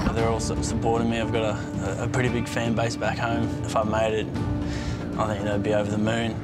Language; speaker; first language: English; native; English